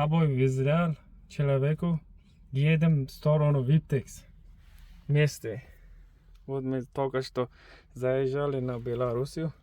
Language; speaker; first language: Russian; non-native, learner; Uzbek